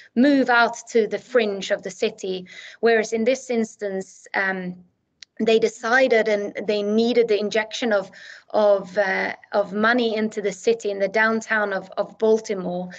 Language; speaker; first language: English; non-native, fluent; Swedish